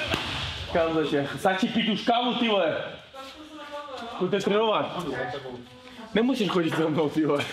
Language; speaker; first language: Czech; non-native, fluent; Uzbek